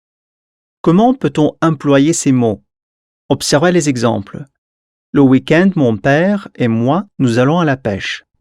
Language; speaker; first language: French; non-native, fluent; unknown